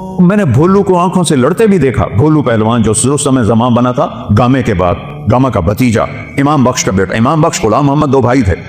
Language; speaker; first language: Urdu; non-native, local second language; Punjabi